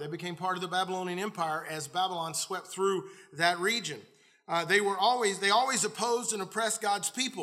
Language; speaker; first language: English; native; English